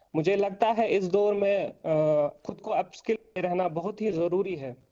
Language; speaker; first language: Hindi; native; Hindi